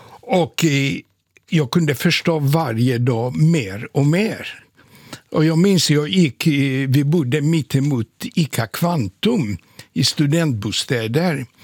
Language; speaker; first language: Swedish; non-native, fluent; Polish